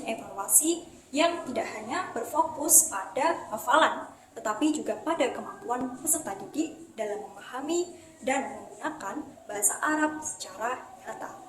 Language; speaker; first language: Indonesian; native; Indonesian